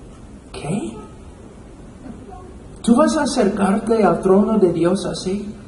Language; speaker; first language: Spanish; non-native, fluent; English